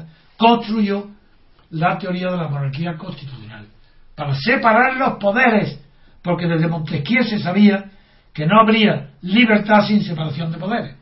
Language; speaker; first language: Spanish; native; Spanish